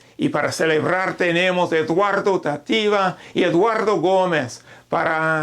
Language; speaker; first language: Spanish; non-native, learner; English